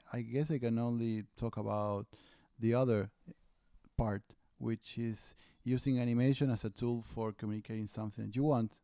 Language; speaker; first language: English; non-native, fluent; Spanish